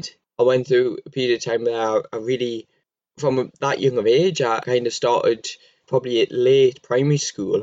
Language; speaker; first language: English; native; English